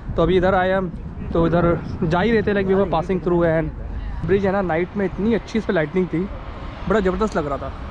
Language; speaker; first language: Hindi; native; Hindi